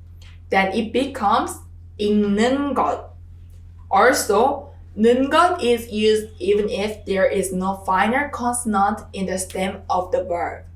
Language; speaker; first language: English; non-native, fluent; Korean